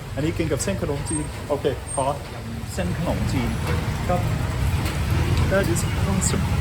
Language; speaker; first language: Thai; non-native, learner; English